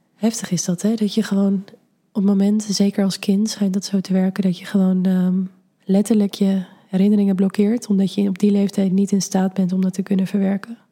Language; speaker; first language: Dutch; native; Dutch